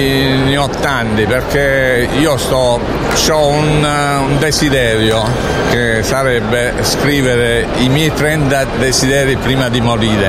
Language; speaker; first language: Italian; native; Italian